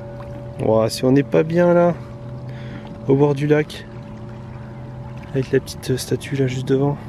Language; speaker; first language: French; native; French